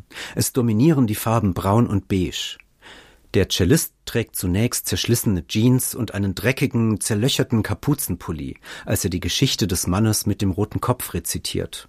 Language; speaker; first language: German; native; German